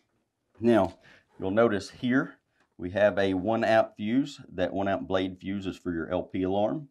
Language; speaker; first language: English; native; English